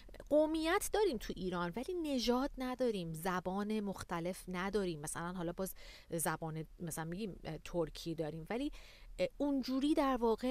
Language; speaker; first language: Persian; native; Persian